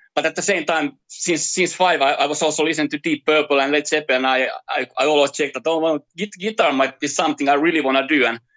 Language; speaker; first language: English; non-native, fluent; Finnish